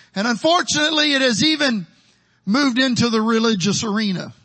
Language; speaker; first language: English; native; English